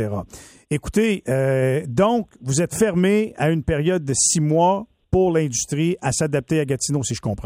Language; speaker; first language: French; native; French